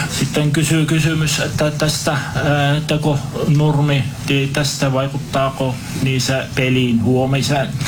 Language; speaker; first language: Finnish; non-native, fluent; Turkish